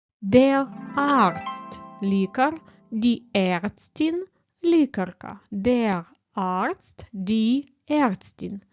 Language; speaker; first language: German; non-native, fluent; Ukrainian